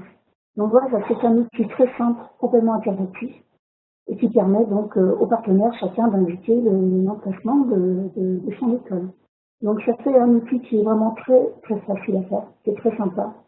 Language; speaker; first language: French; native; French